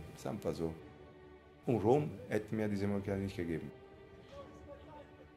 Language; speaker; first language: German; non-native, fluent; Italian